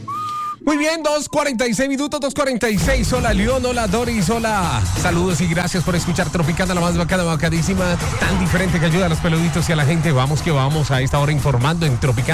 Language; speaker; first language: Spanish; native; Spanish